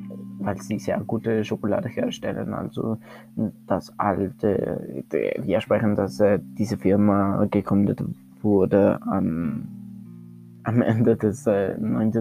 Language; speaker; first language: German; non-native, learner; Spanish